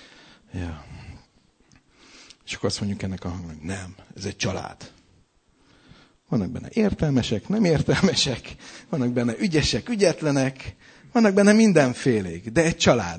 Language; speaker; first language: Hungarian; native; Hungarian